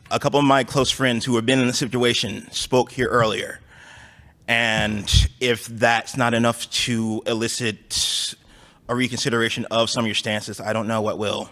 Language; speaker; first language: English; native; English